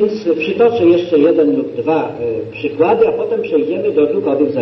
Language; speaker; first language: Polish; native; Polish